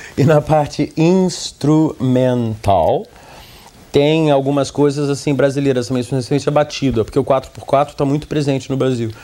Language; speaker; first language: Portuguese; early bilingual, other home language; English